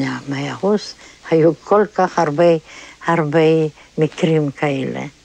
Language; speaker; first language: Hebrew; non-native, fluent; Polish